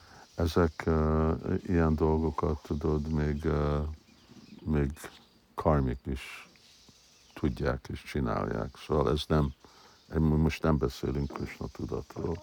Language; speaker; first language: Hungarian; early bilingual, heritage; Hungarian